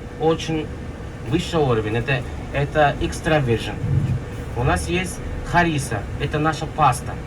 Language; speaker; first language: Russian; non-native, learner; Arabic